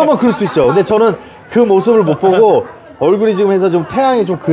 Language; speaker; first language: Korean; native; Korean